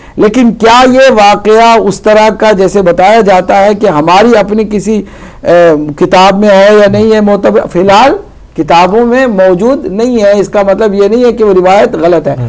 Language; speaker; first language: Urdu; native; Urdu